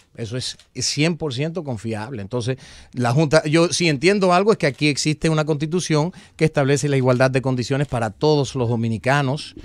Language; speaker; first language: Spanish; early bilingual, heritage; Spanish